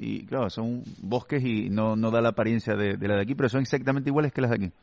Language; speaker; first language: Spanish; native; Spanish